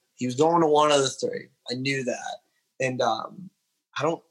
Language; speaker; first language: English; native; English